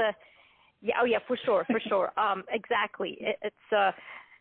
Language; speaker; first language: English; native; English